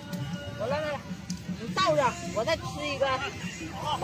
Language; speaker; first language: Chinese; native; Chinese